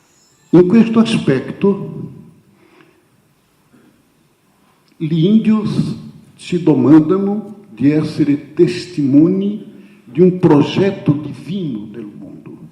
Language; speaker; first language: Italian; non-native, fluent; Portuguese